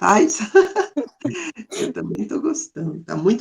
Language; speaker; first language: Portuguese; non-native, learner; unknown